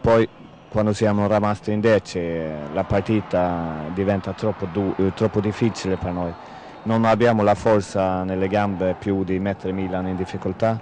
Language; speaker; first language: Italian; non-native, fluent; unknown